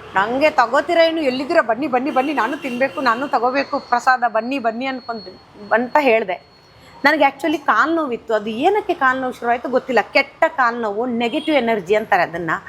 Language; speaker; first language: Kannada; native; Kannada